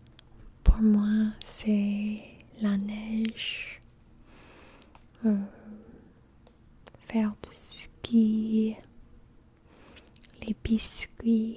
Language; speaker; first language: French; non-native, learner; English